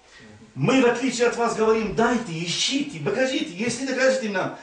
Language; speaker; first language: Russian; non-native, fluent; Arabic